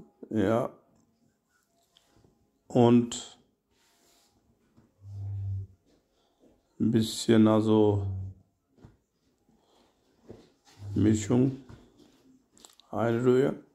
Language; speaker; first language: German; non-native, learner; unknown